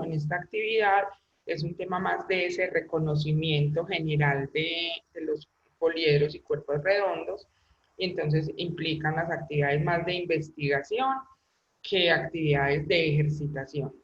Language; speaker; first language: Spanish; native; Spanish